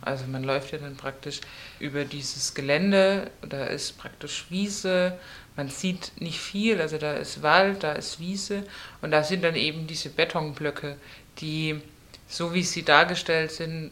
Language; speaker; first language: German; native; German